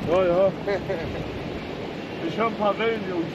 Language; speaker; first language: German; native; German